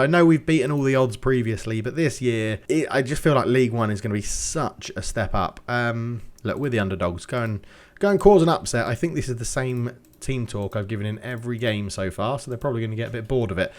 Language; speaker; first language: English; native; English